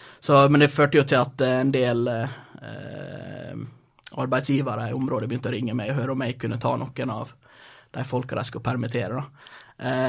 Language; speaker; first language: Norwegian; early bilingual, other home language; Swedish